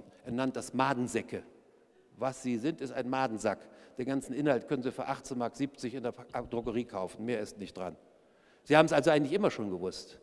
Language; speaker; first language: German; native; German